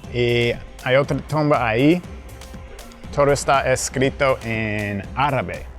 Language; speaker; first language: Spanish; non-native, fluent; English